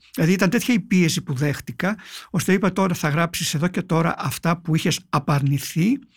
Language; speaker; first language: Greek; native; Greek